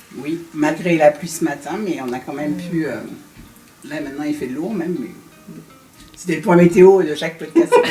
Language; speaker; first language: French; native; French